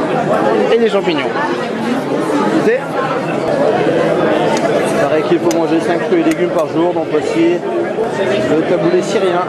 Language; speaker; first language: French; native; French